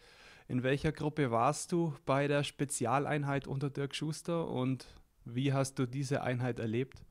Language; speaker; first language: German; native; German